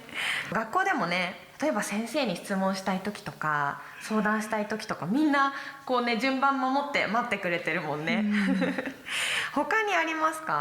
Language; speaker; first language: Japanese; native; Japanese